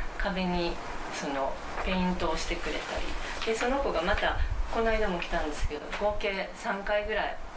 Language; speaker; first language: Japanese; native; Japanese